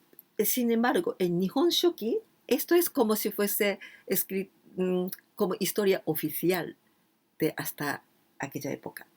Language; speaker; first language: Spanish; non-native, fluent; Japanese